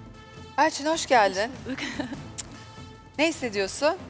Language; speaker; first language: Turkish; native; Turkish